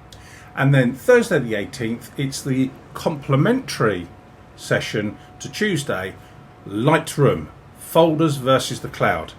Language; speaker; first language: English; native; English